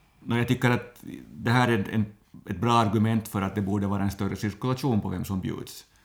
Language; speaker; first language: Swedish; native; Swedish